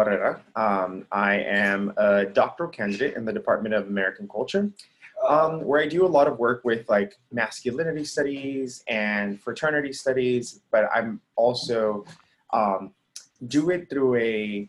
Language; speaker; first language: English; early bilingual, other home language; Spanish